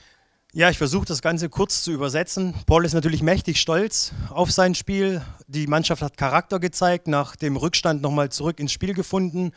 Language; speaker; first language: German; native; German